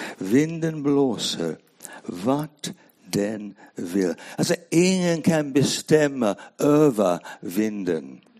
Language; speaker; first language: Swedish; non-native, fluent; English